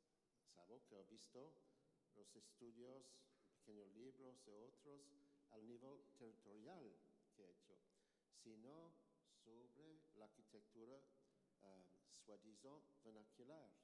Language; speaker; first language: Spanish; non-native, learner; English